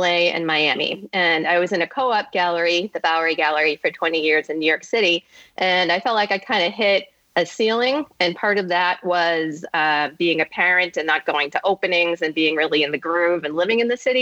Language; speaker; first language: English; native; English